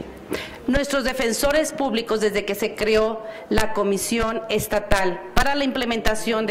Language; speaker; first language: Spanish; native; Spanish